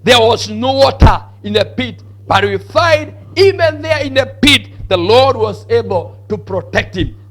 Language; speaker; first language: English; non-native, local second language; Swahili